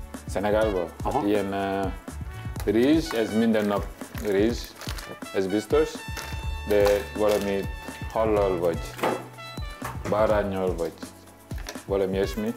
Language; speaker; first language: Hungarian; non-native, learner; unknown